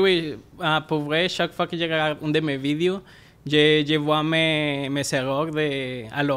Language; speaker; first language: French; non-native, fluent; Spanish